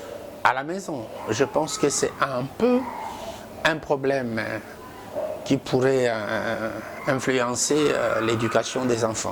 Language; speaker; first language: French; non-native, local second language; Lingala